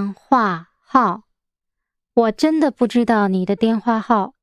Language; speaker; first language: Chinese; non-native, learner; English